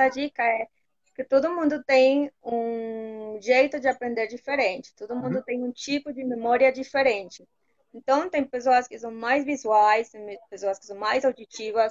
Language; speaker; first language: Portuguese; non-native, fluent; Spanish